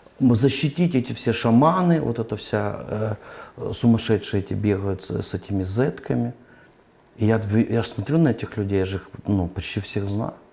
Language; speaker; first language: Russian; native; Russian